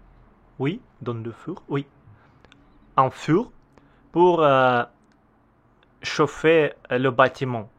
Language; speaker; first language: French; non-native, learner; Russian